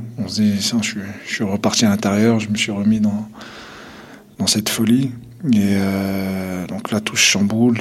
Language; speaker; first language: French; non-native, local second language; Kabyle